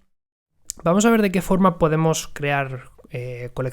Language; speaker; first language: Spanish; native; Spanish